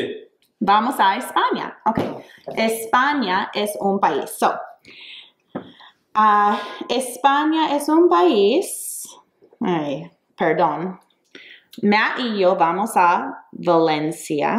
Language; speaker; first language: Spanish; non-native, fluent; English